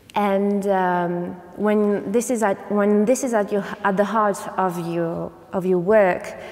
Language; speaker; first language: English; non-native, fluent; French